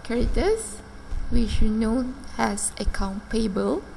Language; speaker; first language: English; non-native, local second language; Malay